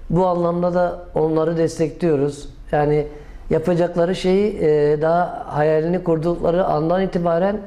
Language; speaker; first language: Turkish; native; Turkish